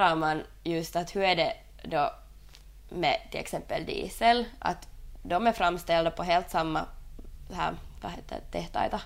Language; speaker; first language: Swedish; non-native, local second language; Finnish